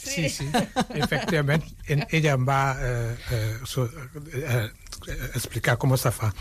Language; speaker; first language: Catalan; non-native, fluent; Wolof